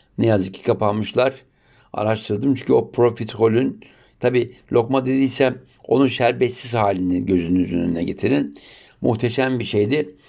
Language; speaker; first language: Turkish; native; Turkish